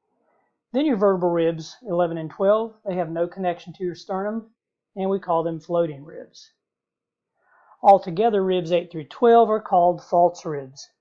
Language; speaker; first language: English; native; English